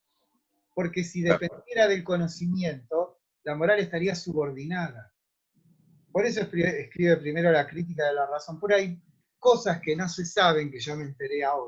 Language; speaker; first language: Spanish; native; Spanish